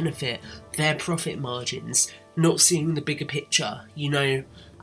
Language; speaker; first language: English; non-native, fluent; German